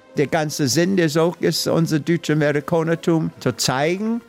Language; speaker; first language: German; early bilingual, heritage; English